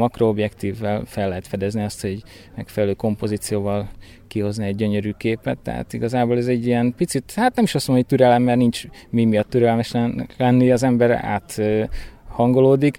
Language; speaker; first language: Hungarian; native; Hungarian